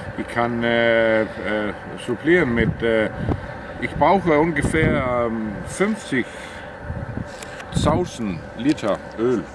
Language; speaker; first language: German; non-native, learner; Danish